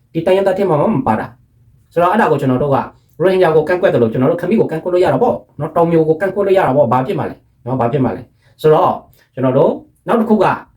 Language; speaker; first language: Burmese; non-native, local second language; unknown